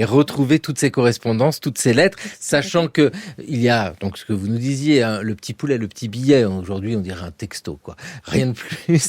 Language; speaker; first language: French; native; French